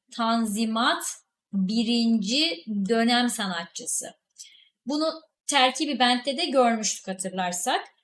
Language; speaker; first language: Turkish; native; Turkish